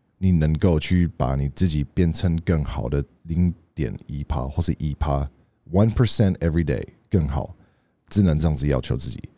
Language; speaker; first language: Chinese; native; Chinese